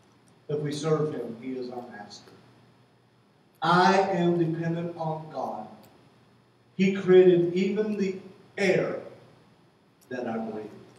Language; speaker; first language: English; native; English